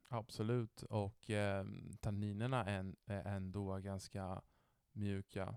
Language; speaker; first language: Swedish; non-native, fluent; Italian